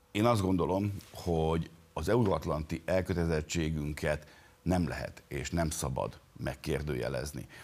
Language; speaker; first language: Hungarian; native; Hungarian